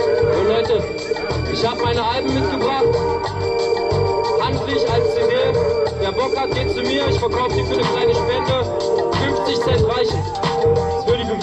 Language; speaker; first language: German; native; German